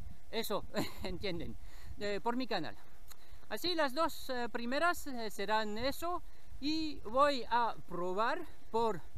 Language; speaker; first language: Spanish; non-native, learner; French